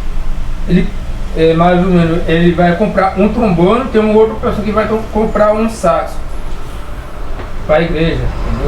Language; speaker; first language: Portuguese; non-native, learner; Haitian Creole